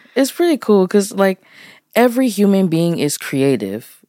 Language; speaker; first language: English; early bilingual, other home language; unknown